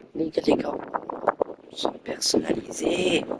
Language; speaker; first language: French; native; French